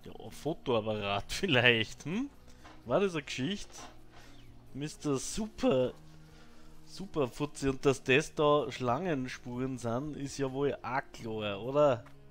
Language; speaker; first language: German; native; German